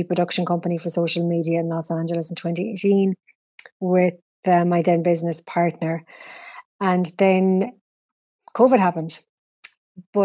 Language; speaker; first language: English; native; English